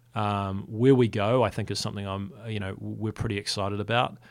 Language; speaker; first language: English; native; English